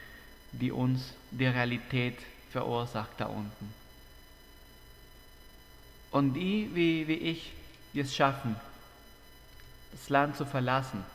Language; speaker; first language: German; non-native, fluent; Spanish